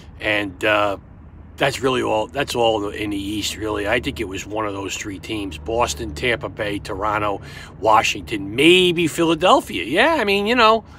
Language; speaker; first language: English; native; English